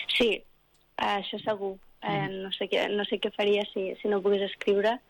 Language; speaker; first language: Catalan; non-native, local second language; English